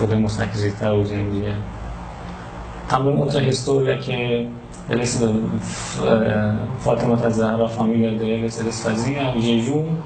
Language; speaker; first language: Portuguese; non-native, learner; Persian